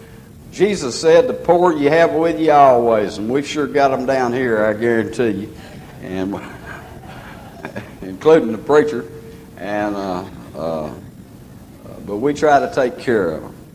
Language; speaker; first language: English; native; English